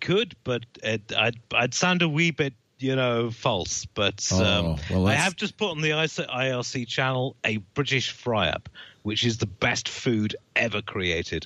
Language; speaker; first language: English; native; English